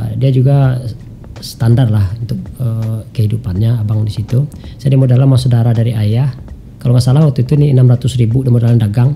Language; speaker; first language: Indonesian; non-native, local second language; Minangkabau